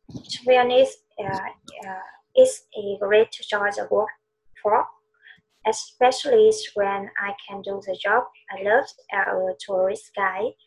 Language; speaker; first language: English; non-native, learner; Vietnamese